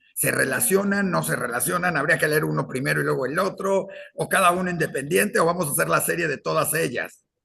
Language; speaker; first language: Spanish; native; Spanish